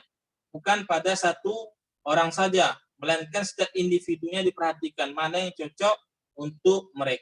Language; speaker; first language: Indonesian; native; Indonesian